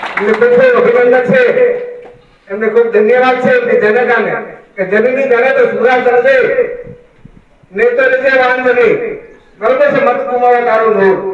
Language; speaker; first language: Gujarati; non-native, local second language; Bhili